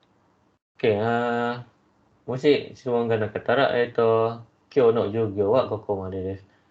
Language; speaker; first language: Japanese; non-native, fluent; Malay